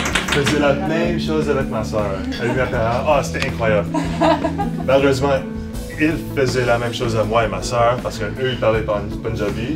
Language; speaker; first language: French; non-native, fluent; Punjabi